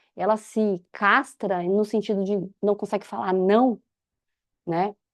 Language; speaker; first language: Portuguese; native; Portuguese